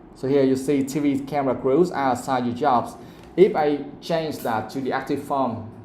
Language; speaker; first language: English; non-native, fluent; Vietnamese